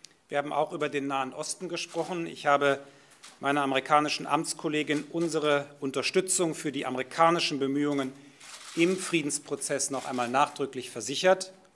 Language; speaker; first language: German; native; German